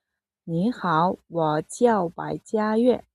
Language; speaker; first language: Chinese; non-native, fluent; Mongolian